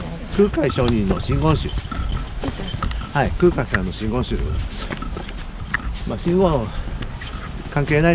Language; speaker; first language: Japanese; native; Japanese